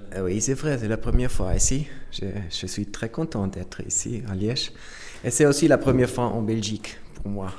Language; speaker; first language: French; non-native, fluent; German